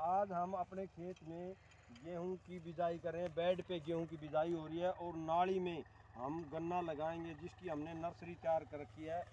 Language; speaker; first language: Hindi; native; Hindi